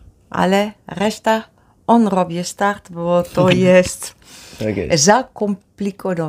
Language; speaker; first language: Polish; non-native, learner; Dutch